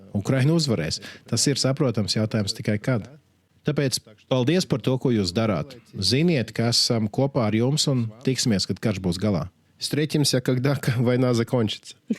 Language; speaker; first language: Latvian; native; Latvian